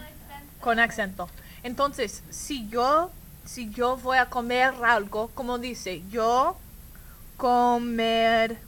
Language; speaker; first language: Spanish; non-native, fluent; English